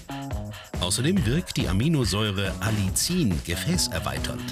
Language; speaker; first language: German; native; German